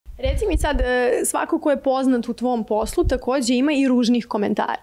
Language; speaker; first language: Serbian; native; Serbian